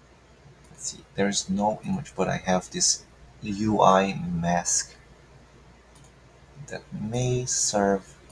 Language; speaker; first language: English; non-native, fluent; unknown